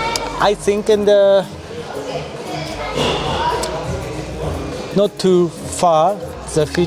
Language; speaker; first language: English; non-native, learner; Japanese